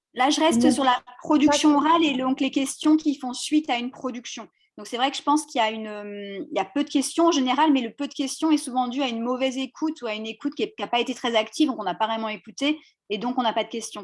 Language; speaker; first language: French; native; French